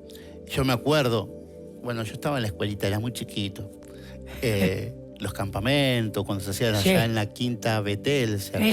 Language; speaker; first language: Spanish; native; Spanish